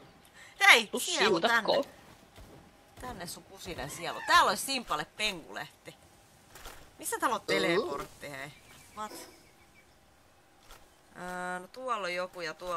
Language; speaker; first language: Finnish; native; Finnish